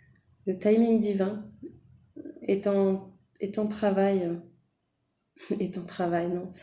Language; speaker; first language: French; native; French